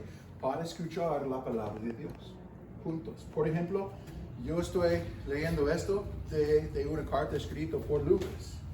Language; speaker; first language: Spanish; non-native, fluent; English